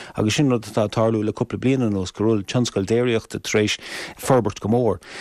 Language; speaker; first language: Irish; native; Irish